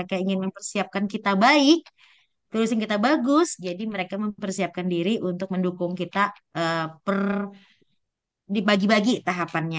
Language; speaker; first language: Indonesian; native; Indonesian